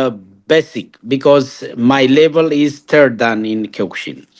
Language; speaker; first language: English; non-native, learner; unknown